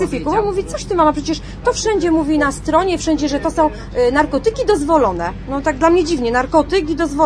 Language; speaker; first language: Polish; native; Polish